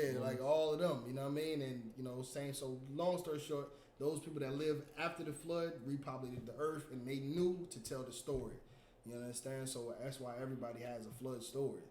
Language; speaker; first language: English; native; English